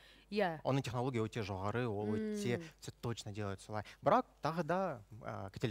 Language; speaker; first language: Kazakh; non-native, local second language; Russian